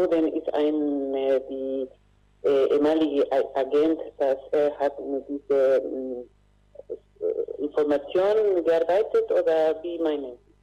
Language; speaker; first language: German; non-native, learner; Spanish